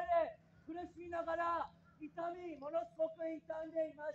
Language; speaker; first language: Japanese; early bilingual, heritage; English